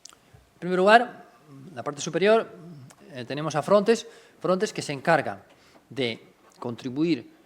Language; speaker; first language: Spanish; native; Spanish